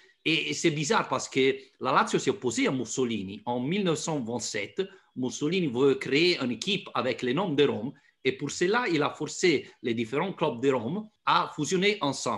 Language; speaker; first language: French; non-native, fluent; Italian